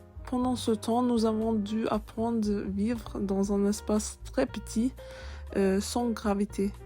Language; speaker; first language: French; non-native, learner; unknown